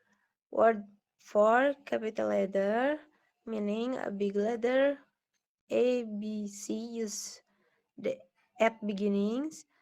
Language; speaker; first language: English; non-native, learner; Indonesian